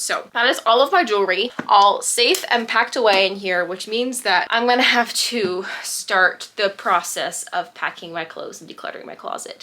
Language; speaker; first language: English; native; English